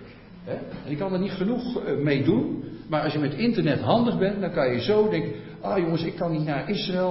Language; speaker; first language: Dutch; native; Dutch